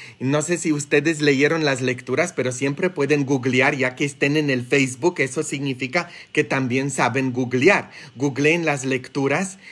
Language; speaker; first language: Spanish; non-native, fluent; English